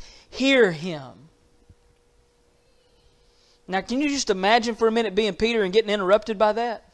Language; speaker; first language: English; native; English